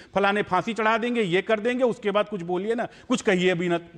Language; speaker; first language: Hindi; native; Hindi